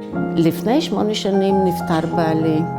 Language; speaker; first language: Hebrew; early bilingual, other home language; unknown